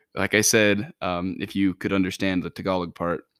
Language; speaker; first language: English; native; English